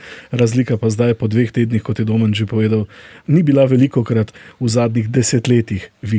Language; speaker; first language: Slovenian; native; Slovenian